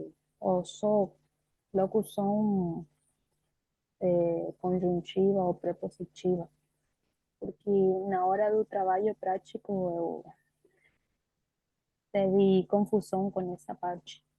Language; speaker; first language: Portuguese; non-native, learner; Spanish